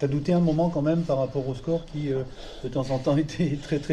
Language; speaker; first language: French; native; French